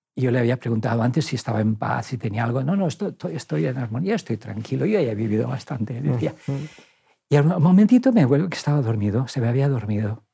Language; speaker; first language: Spanish; native; Spanish